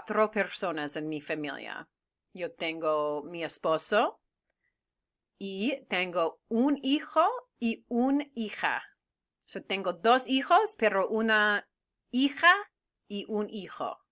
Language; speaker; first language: Spanish; non-native, fluent; English